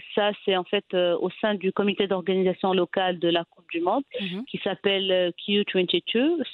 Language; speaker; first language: French; non-native, local second language; Arabic